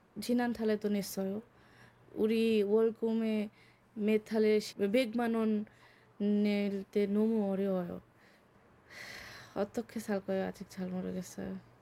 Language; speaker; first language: Korean; non-native, learner; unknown